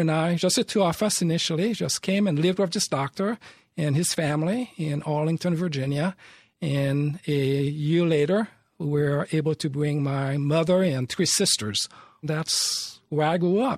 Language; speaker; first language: English; early bilingual, other home language; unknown